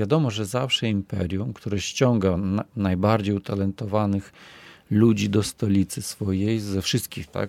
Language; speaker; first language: Polish; non-native, fluent; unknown